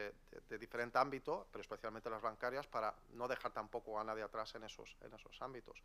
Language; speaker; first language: Spanish; native; Spanish